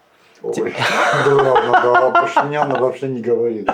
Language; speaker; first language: Russian; non-native, fluent; Armenian